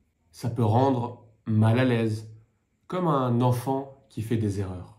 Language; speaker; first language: French; native; French